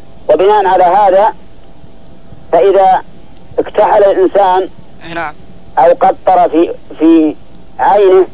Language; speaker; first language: Arabic; native; Arabic